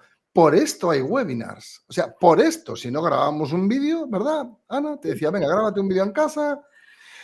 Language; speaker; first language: Spanish; native; Spanish